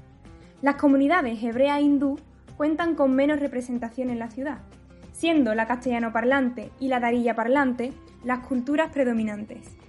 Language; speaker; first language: Spanish; native; Spanish